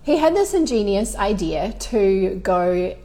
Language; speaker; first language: English; native; English